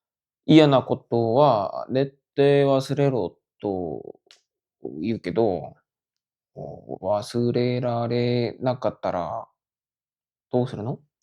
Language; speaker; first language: Japanese; non-native, fluent; Korean